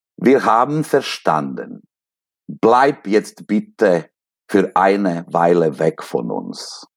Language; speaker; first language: German; non-native, fluent; Serbian